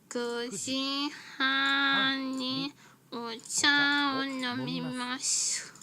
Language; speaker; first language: Japanese; non-native, learner; English